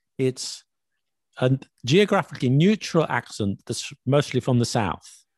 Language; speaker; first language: English; native; English